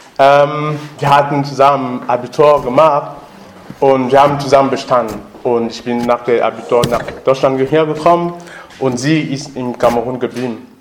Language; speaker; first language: German; non-native, learner; French